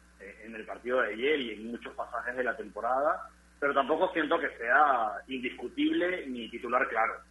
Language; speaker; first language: Spanish; native; Spanish